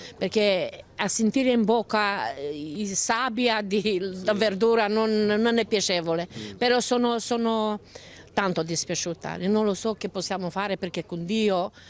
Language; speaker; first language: Italian; non-native, fluent; Romanian